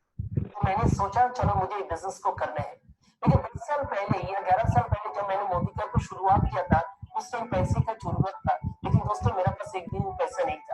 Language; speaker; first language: Hindi; non-native, local second language; Bangla